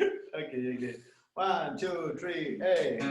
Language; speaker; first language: English; non-native, learner; Spanish